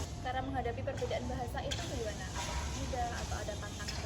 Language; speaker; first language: Indonesian; native; Indonesian